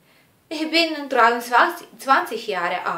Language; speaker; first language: German; non-native, learner; Serbian